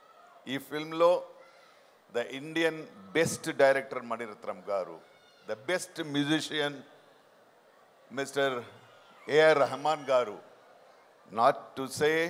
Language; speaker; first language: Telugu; non-native, fluent; Tamil